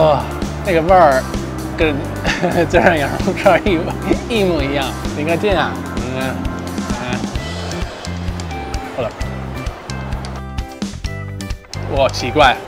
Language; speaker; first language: Chinese; non-native, fluent; English